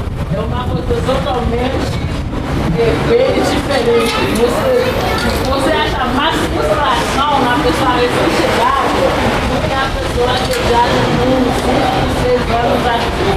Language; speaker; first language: Portuguese; non-native, learner; Haitian Creole